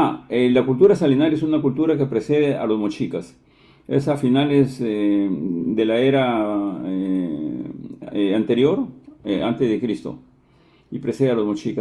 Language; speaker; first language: Spanish; native; Spanish